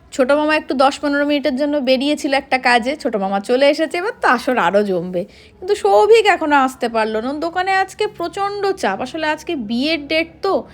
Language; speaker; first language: Bangla; non-native, local second language; Hindi